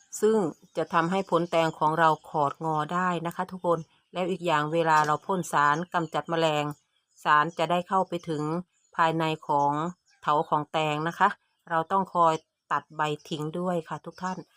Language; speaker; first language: Thai; native; Thai